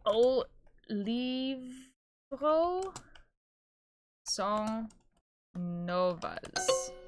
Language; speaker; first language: Portuguese; non-native, learner; English